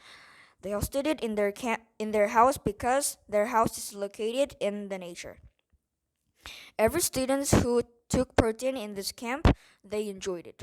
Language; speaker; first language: English; non-native, learner; Korean